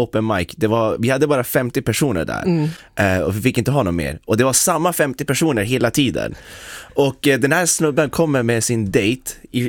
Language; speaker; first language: Swedish; non-native, local second language; English